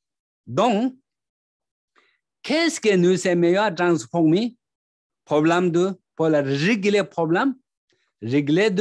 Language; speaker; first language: French; non-native, learner; Tibetan